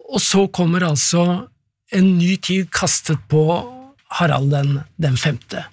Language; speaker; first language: Norwegian; native; Norwegian